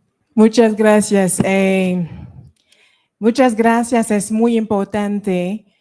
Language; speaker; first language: Spanish; non-native, fluent; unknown